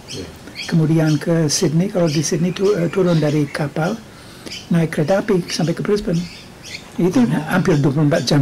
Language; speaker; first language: Indonesian; non-native, fluent; English